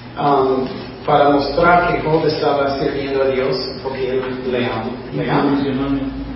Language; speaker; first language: Spanish; non-native, fluent; English